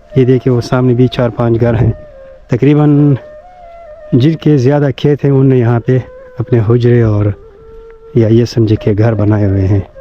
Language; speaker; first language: Urdu; non-native, local second language; Pashto